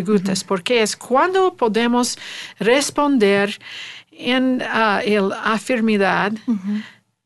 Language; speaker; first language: Spanish; non-native, learner; English